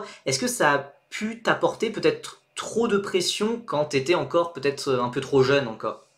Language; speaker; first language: French; native; French